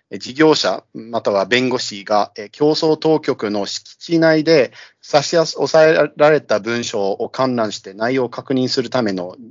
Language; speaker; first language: Japanese; non-native, fluent; English